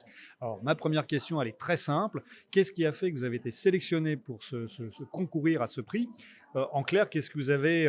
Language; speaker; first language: French; native; French